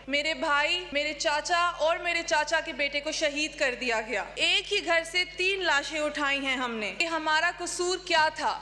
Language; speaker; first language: Urdu; non-native, local second language; Brahui